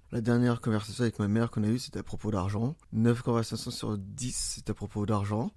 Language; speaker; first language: French; early bilingual, other home language; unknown